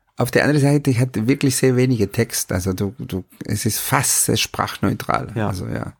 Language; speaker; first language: German; non-native, fluent; Spanish